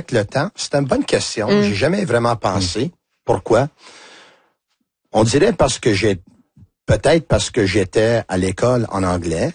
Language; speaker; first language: French; non-native, local second language; Italian